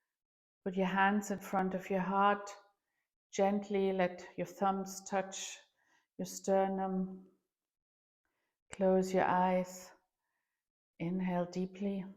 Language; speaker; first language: English; non-native, fluent; German